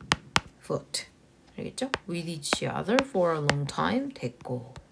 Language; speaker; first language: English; non-native, fluent; Korean